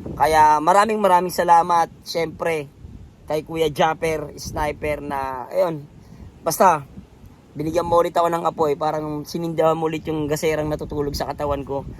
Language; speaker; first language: Filipino; native; Filipino